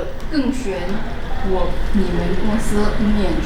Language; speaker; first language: Chinese; non-native, fluent; Indonesian